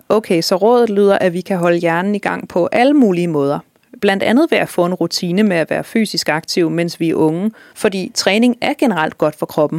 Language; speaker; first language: Danish; native; Danish